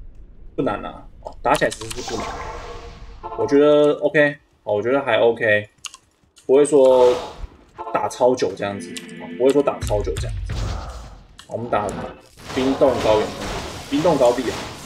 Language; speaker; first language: Chinese; native; Chinese